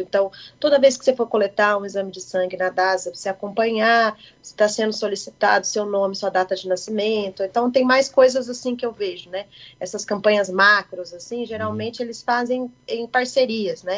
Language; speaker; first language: Portuguese; native; Portuguese